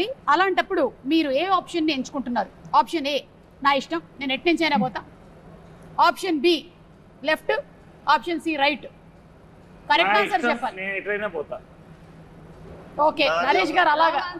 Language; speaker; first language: Telugu; native; Telugu